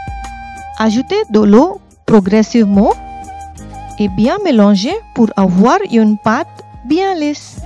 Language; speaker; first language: French; non-native, fluent; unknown